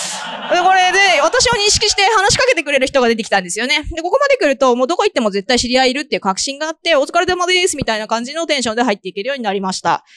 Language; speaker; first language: Japanese; native; Japanese